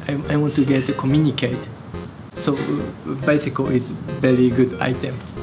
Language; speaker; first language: English; non-native, learner; Japanese